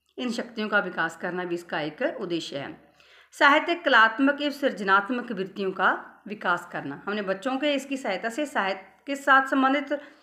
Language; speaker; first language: Hindi; non-native, local second language; Punjabi